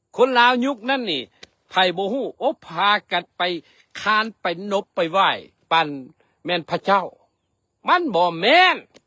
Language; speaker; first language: Lao; non-native, local second language; Hmong